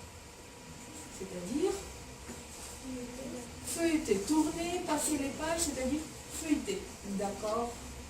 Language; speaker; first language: French; non-native, fluent; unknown